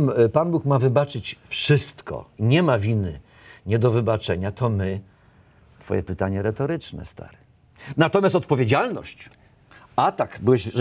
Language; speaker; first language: Polish; native; Polish